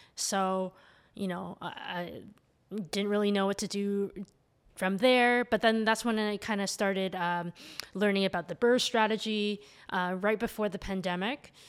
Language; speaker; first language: English; native; English